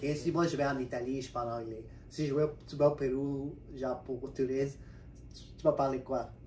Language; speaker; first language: French; non-native, fluent; Spanish